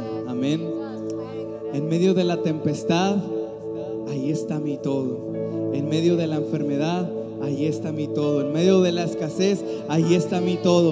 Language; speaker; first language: Spanish; native; Spanish